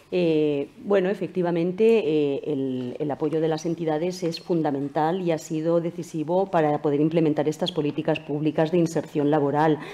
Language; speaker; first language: Spanish; non-native, local second language; Catalan